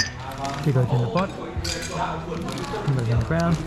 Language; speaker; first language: English; native; English